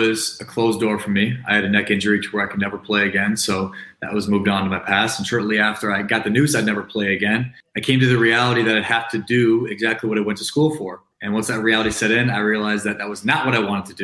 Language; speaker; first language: English; native; English